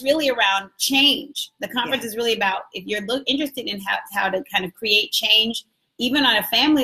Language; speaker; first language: English; native; English